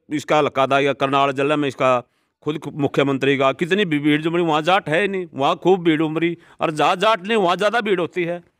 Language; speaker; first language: Hindi; native; Hindi